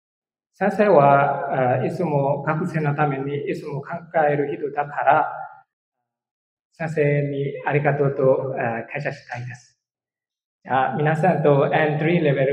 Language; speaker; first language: Japanese; non-native, learner; Burmese